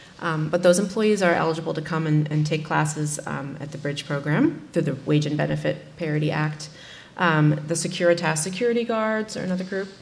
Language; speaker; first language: English; native; English